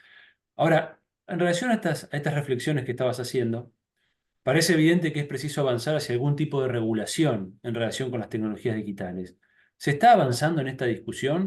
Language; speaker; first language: Spanish; native; Spanish